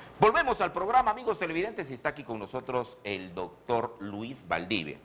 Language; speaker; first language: Spanish; native; Spanish